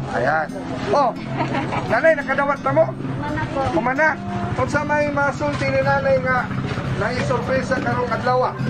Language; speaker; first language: Cebuano; native; Cebuano